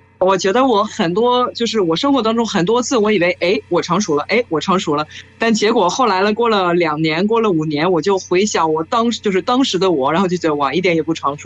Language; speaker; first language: Chinese; non-native, fluent; French